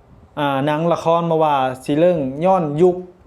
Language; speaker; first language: Thai; non-native, local second language; Northeastern Thai